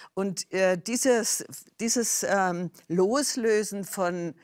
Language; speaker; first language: German; native; German